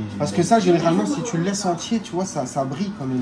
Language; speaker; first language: French; native; French